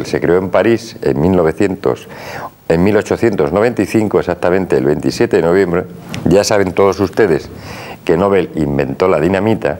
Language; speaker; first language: Spanish; native; Spanish